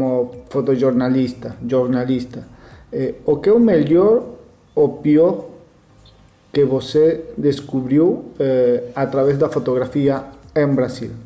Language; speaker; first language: Portuguese; non-native, learner; Spanish